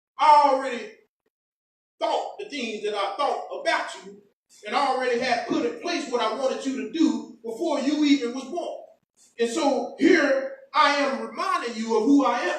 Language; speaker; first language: English; native; English